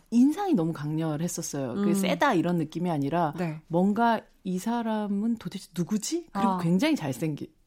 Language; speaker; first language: Korean; native; Korean